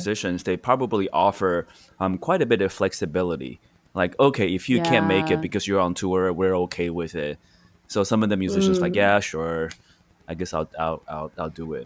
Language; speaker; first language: English; non-native, fluent; Chinese